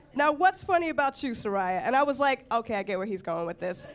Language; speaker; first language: English; native; English